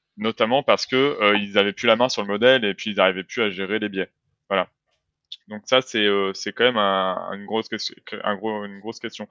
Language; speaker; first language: French; native; French